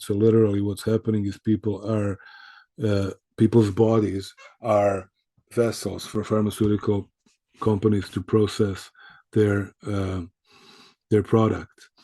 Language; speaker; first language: English; early bilingual, other home language; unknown